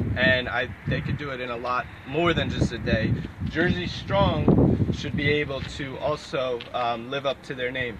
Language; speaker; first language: English; native; English